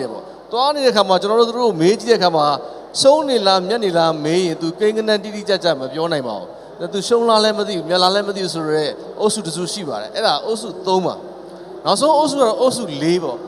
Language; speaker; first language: Burmese; native; Burmese